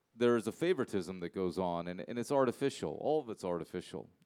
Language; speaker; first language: English; native; English